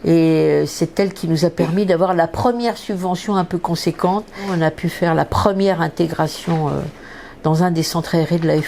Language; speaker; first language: French; native; French